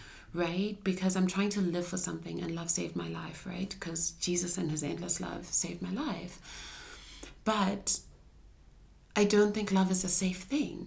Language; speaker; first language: English; non-native, local second language; Shona